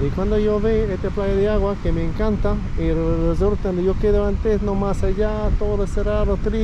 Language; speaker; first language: Spanish; non-native, learner; English